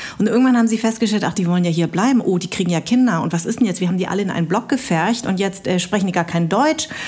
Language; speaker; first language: German; early bilingual, other home language; Vietnamese